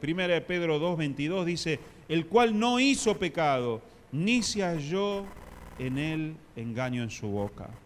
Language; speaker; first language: Spanish; native; Spanish